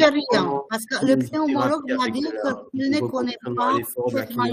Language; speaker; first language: French; non-native, fluent; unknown